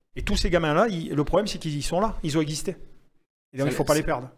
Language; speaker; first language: French; native; French